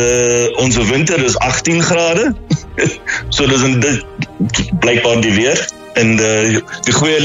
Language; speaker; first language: Dutch; non-native, learner; Afrikaans